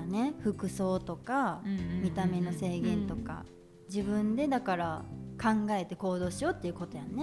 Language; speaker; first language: Japanese; native; Japanese